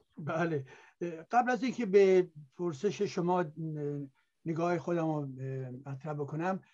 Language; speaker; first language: Persian; native; Persian